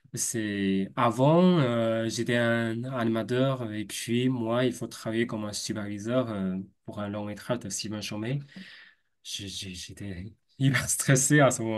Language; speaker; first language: French; non-native, fluent; Chinese